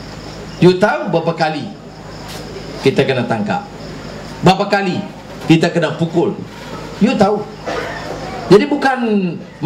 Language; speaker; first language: Malay; native; Malay